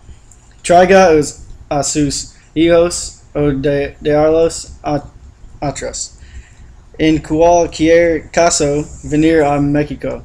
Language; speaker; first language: Spanish; non-native, learner; English